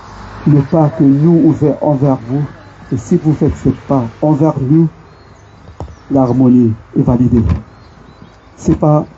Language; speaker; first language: French; non-native, local second language; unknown